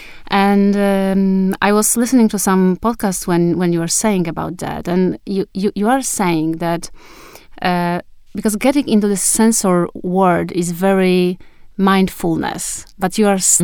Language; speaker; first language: English; non-native, fluent; Polish